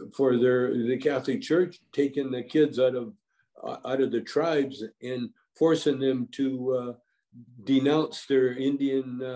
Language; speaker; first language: English; native; English